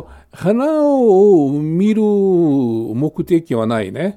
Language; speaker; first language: Japanese; non-native, fluent; Portuguese